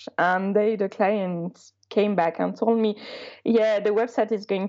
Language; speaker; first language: English; non-native, fluent; Swiss German